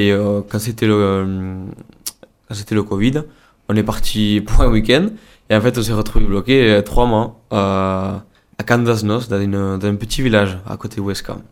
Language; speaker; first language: French; non-native, fluent; Spanish